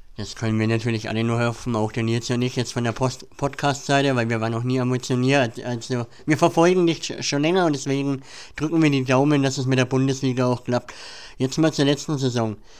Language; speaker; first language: German; native; German